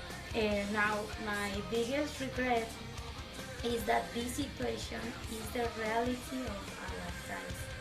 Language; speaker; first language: English; non-native, learner; Spanish